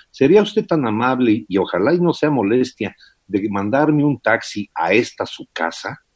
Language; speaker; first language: Spanish; early bilingual, heritage; English